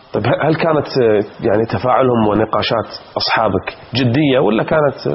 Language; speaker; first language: Arabic; native; Arabic